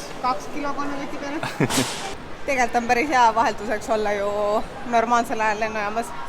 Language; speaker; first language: Estonian; native; Estonian